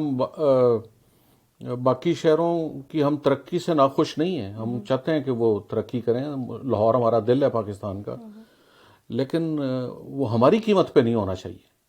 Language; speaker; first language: Urdu; native; Urdu